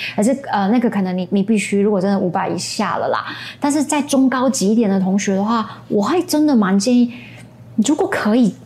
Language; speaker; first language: Chinese; non-native, local second language; English